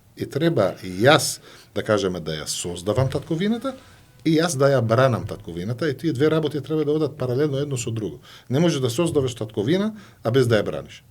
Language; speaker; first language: Macedonian; non-native, fluent; Arabic